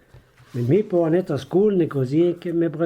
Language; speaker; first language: French; non-native, local second language; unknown